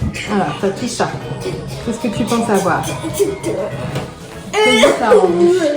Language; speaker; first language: French; native; French